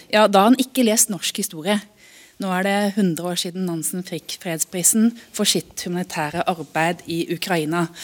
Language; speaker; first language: Norwegian; native; Norwegian